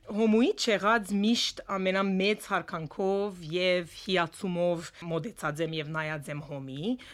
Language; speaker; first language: Armenian; early bilingual, heritage; Armenian